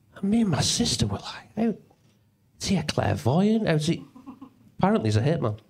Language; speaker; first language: English; native; English